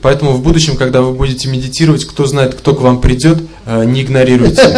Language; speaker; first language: Russian; native; Russian